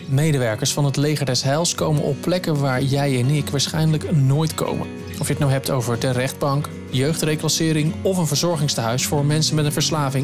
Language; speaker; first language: Dutch; native; Dutch